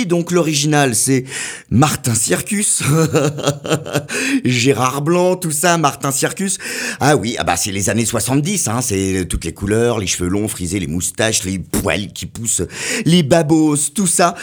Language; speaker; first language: French; native; French